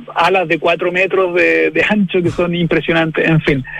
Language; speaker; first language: Spanish; native; Spanish